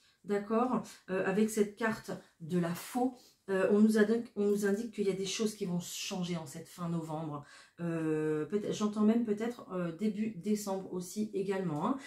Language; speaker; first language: French; native; French